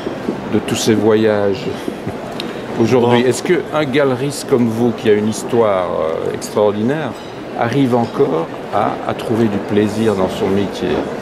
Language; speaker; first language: French; native; French